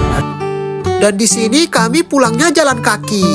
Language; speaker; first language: Indonesian; native; Indonesian